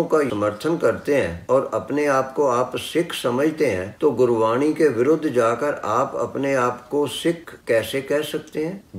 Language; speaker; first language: Hindi; non-native, local second language; Punjabi